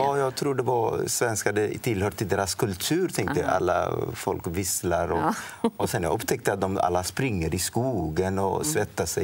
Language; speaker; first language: Swedish; non-native, fluent; Odia